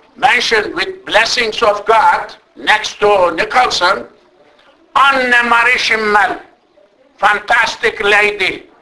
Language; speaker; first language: English; non-native, fluent; Turkish